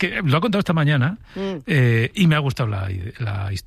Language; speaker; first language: Spanish; native; Spanish